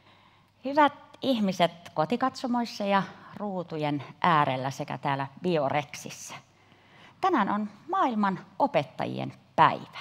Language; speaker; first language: Finnish; native; Finnish